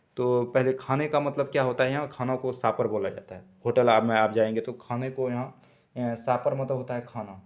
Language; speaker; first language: Hindi; native; Hindi